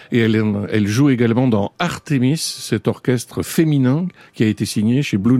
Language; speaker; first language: French; native; French